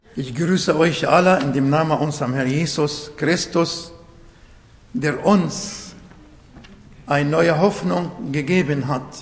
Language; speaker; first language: German; non-native, learner; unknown